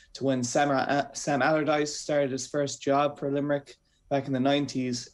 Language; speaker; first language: English; native; English